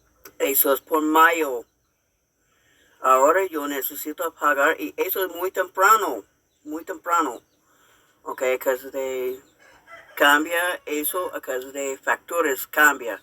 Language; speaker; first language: Spanish; non-native, learner; English